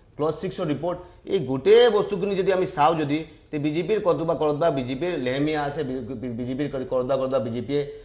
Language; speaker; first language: Assamese; non-native, local second language; Bangla